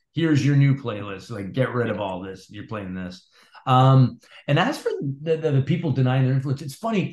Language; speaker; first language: English; native; English